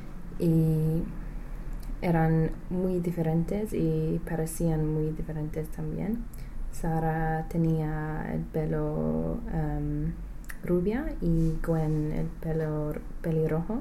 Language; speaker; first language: Spanish; non-native, learner; English